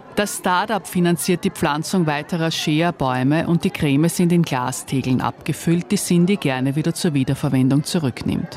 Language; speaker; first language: German; native; German